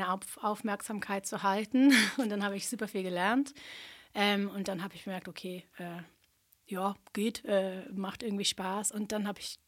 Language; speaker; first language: German; non-native, fluent; English